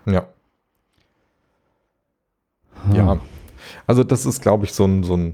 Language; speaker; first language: German; native; German